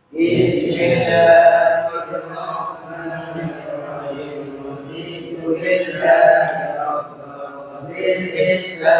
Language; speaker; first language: Arabic; non-native, learner; Indonesian